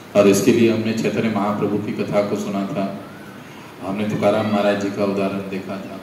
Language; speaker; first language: Hindi; non-native, local second language; Marathi